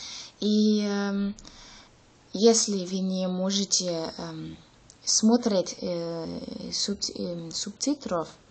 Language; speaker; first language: Russian; non-native, learner; German